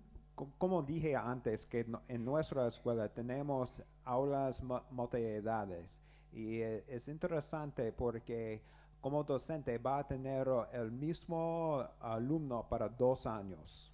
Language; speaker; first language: Spanish; non-native, learner; English